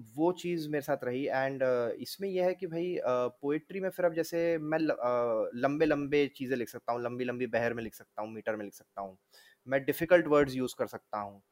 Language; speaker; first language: Hindi; native; Hindi